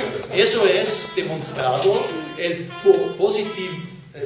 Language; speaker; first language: Spanish; non-native, fluent; German